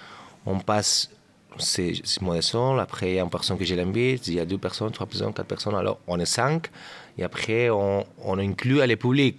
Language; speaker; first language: French; non-native, learner; Catalan